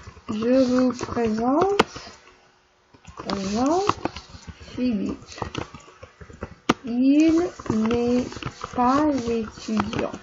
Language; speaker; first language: French; non-native, fluent; English